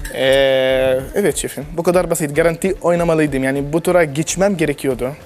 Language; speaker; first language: Turkish; non-native, learner; Arabic